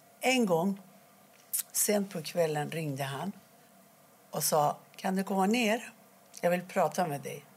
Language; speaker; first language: Swedish; non-native, fluent; Persian